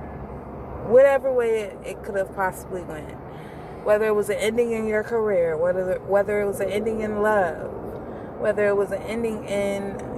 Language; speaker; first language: English; native; English